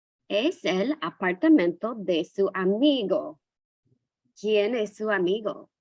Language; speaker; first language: Spanish; non-native, fluent; English